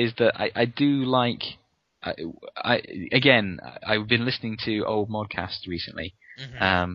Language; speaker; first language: English; native; English